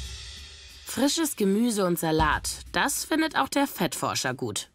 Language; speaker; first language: German; native; German